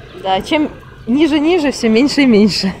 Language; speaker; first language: Russian; native; Russian